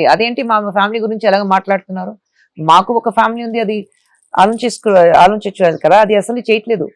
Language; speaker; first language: Telugu; non-native, fluent; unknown